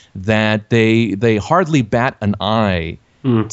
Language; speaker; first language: English; native; English